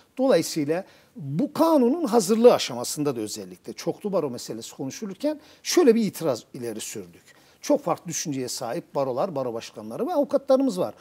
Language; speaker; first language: Turkish; native; Turkish